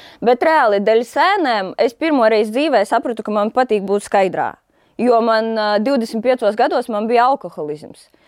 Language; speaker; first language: Latvian; non-native, local second language; Russian